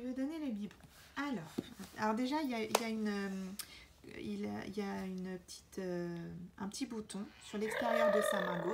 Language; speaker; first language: French; native; French